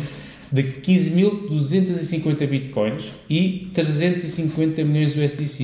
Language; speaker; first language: Portuguese; native; Portuguese